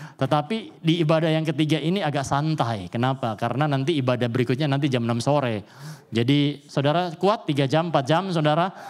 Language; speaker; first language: Indonesian; native; Indonesian